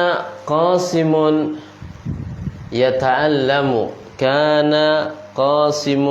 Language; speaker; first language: Arabic; non-native, fluent; Indonesian